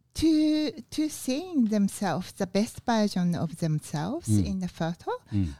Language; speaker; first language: English; non-native, learner; Japanese